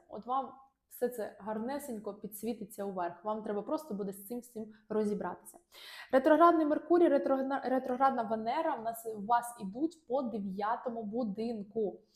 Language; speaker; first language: Ukrainian; non-native, local second language; Russian